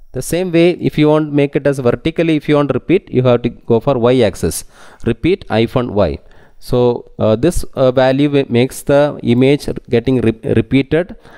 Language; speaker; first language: English; non-native, local second language; Tamil